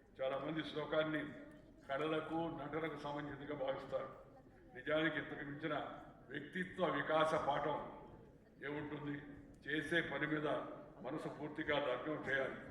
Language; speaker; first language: Telugu; native; Telugu